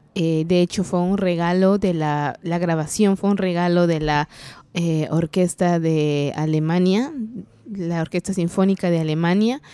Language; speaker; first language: Spanish; non-native, local second language; Kaqchikel